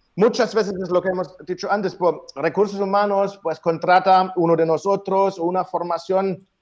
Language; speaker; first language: Spanish; non-native, fluent; German